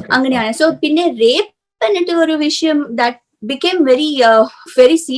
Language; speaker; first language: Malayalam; non-native, learner; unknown